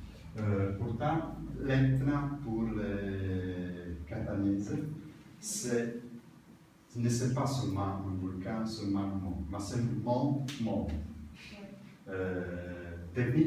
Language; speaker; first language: French; non-native, learner; Italian